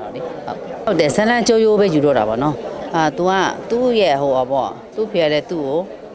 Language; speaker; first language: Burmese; native; Burmese